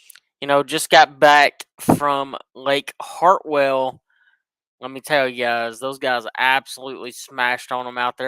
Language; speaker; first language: English; native; English